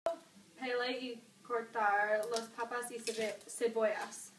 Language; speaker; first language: Spanish; non-native, learner; English